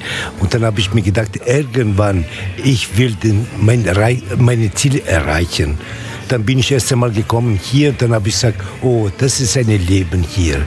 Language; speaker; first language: German; non-native, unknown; Italian